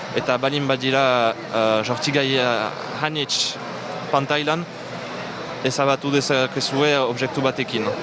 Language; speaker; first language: Basque; non-native, local second language; French